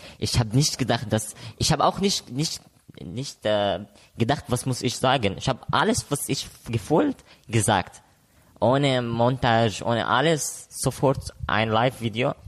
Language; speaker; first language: German; non-native, learner; Arabic